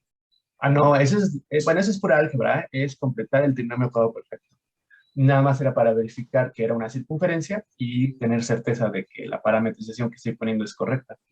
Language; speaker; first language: Spanish; native; Spanish